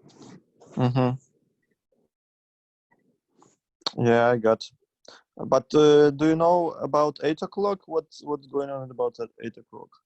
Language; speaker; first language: English; non-native, fluent; Russian